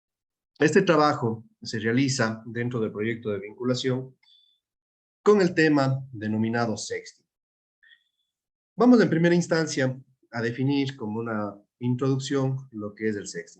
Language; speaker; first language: Spanish; native; Spanish